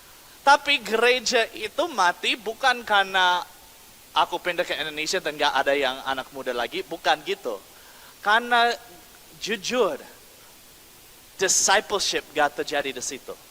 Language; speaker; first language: Indonesian; non-native, fluent; English